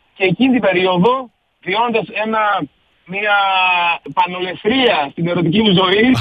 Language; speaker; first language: Greek; native; Greek